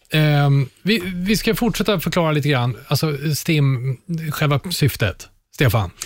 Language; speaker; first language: Swedish; native; Swedish